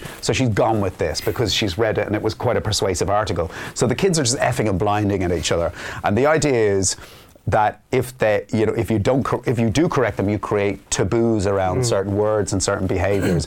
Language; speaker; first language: English; native; English